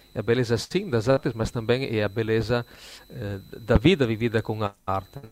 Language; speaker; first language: Portuguese; non-native, fluent; Italian